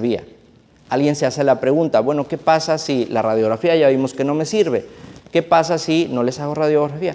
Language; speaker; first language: Spanish; native; Spanish